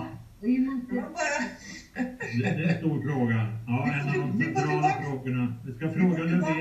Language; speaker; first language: Swedish; native; Swedish